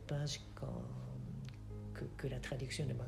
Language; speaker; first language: French; non-native, fluent; Japanese